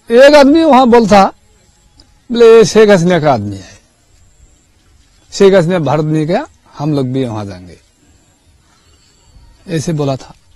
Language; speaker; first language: Hindi; non-native, local second language; Bangla